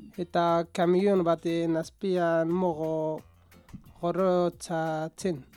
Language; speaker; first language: Basque; non-native, learner; Central Atlas Tamazight